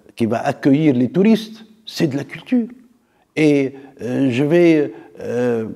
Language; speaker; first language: French; non-native, local second language; Arabic